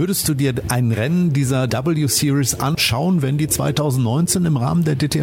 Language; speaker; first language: German; native; German